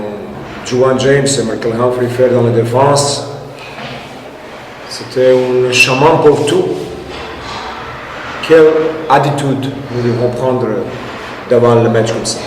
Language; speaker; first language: French; non-native, fluent; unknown